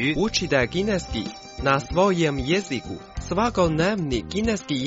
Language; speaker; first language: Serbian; non-native, fluent; Chinese